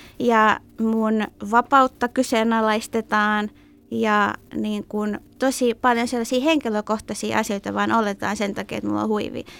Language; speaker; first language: Finnish; early bilingual, other home language; Persian